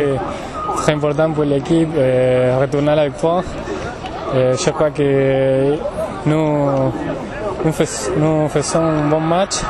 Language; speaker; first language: French; non-native, learner; Spanish